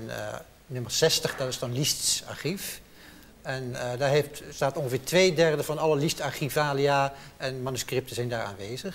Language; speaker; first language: Dutch; native; Dutch